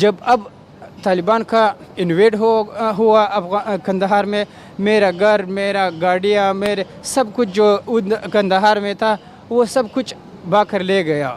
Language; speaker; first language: Hindi; non-native, learner; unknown